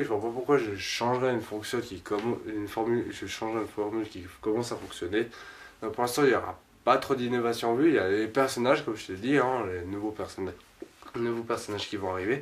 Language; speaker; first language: French; native; French